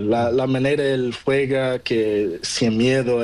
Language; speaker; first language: Spanish; non-native, learner; Portuguese